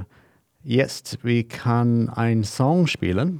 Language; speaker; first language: German; non-native, learner; English